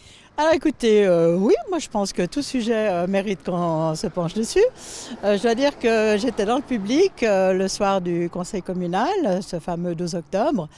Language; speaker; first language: French; native; French